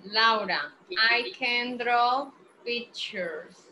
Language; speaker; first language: English; non-native, fluent; Spanish